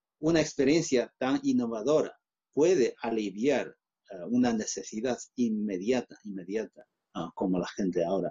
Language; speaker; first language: Spanish; non-native, fluent; Chinese